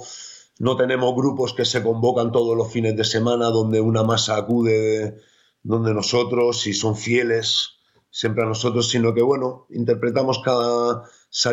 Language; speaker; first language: Spanish; native; Spanish